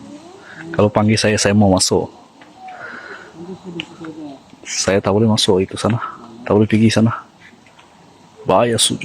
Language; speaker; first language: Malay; non-native, learner; Bangla